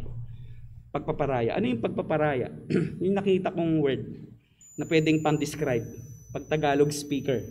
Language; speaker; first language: Filipino; native; Filipino